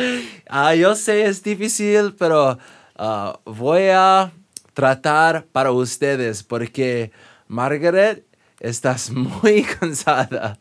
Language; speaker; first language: Spanish; non-native, learner; English